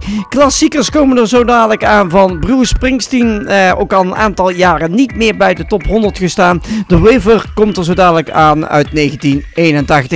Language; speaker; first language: Dutch; native; Dutch